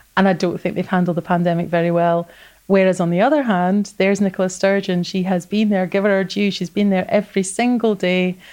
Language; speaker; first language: English; native; English